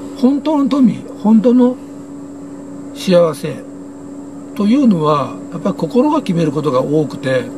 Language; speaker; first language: Japanese; native; Japanese